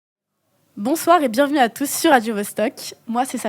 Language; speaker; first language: French; native; French